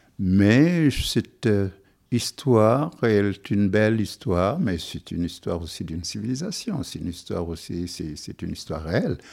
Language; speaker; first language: French; non-native, local second language; Wolof